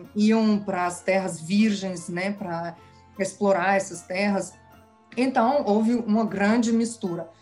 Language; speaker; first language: Portuguese; non-native, fluent; Kazakh